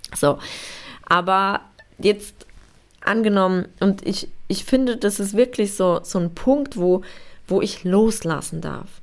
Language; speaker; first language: German; non-native, fluent; Polish